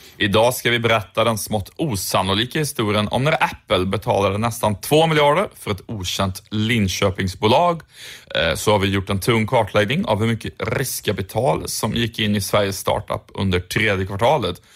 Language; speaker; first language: Swedish; native; Swedish